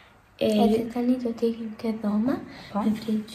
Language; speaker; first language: Albanian; early bilingual, heritage; Albanian